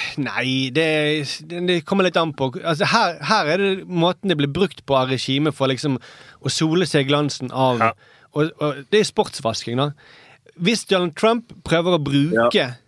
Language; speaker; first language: Norwegian; native; Norwegian